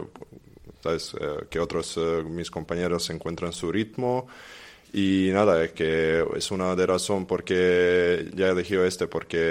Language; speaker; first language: Spanish; non-native, fluent; Serbian